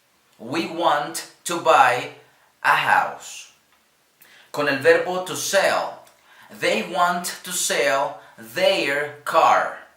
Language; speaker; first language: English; non-native, fluent; Spanish